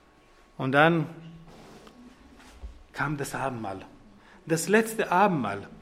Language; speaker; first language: German; non-native, fluent; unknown